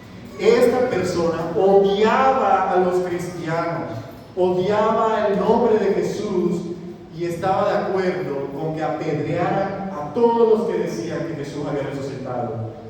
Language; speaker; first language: Spanish; native; Spanish